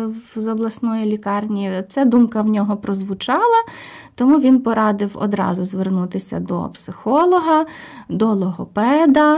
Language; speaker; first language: Ukrainian; native; Ukrainian